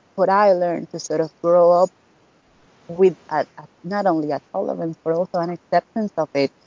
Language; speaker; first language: English; non-native, fluent; Spanish